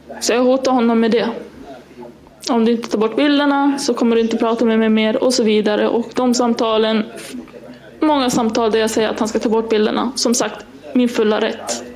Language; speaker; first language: Swedish; early bilingual, other home language; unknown